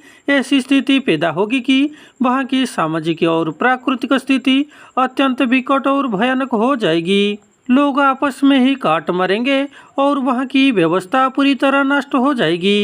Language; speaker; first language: Hindi; non-native, local second language; Odia